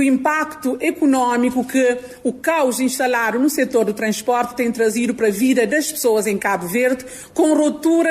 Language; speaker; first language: Portuguese; non-native, local second language; Kabuverdianu